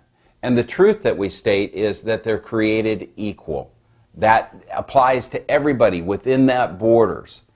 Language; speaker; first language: English; native; English